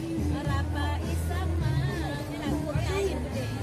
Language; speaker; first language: Indonesian; native; Indonesian